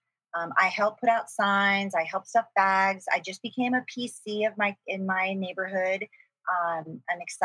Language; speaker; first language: English; native; English